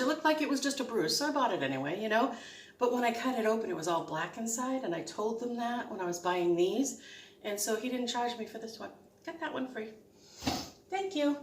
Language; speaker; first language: English; native; English